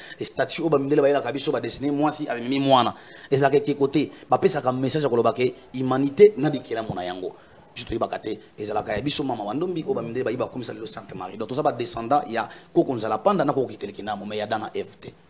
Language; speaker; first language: Lingala; non-native, local second language; Kongo